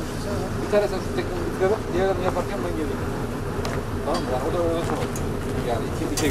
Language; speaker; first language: Turkish; native; Turkish